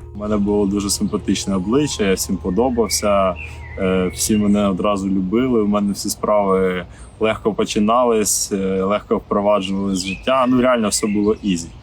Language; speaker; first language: Ukrainian; non-native, local second language; Russian